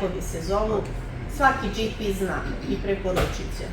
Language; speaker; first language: Bosnian; native; Bosnian